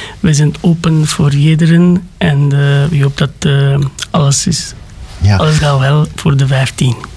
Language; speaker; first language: Dutch; non-native, learner; Romanian